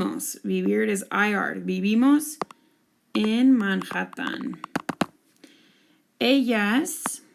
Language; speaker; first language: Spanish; non-native, fluent; English